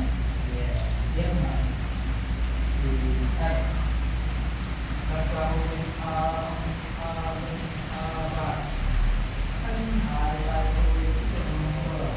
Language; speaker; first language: Vietnamese; non-native, fluent; Hindi